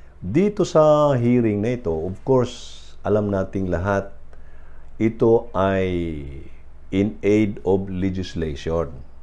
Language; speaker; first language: Filipino; native; Filipino